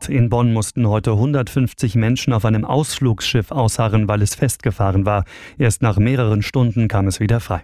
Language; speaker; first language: German; native; German